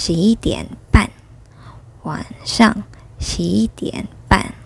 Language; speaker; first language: Chinese; non-native, fluent; Filipino